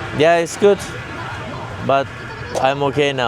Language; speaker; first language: English; non-native, learner; Turkish